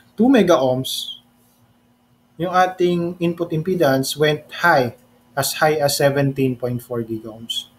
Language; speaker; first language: English; non-native, local second language; Filipino